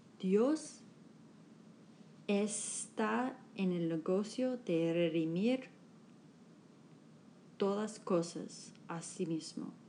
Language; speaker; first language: Spanish; non-native, learner; English